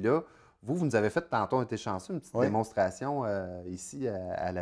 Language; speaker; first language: French; native; French